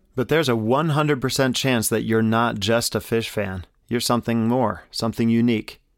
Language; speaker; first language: English; native; English